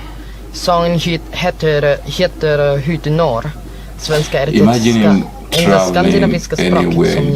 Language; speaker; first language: Swedish; non-native, learner; Filipino